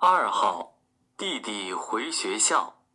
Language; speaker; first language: Chinese; non-native, learner; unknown